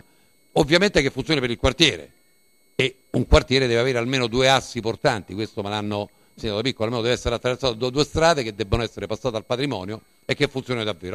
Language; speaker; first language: Italian; native; Italian